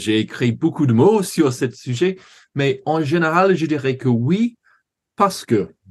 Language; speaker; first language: French; non-native, learner; English